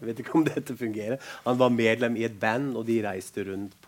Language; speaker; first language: Norwegian; non-native, fluent; German